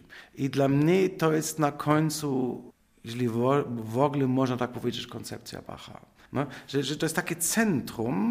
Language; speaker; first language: Polish; non-native, fluent; German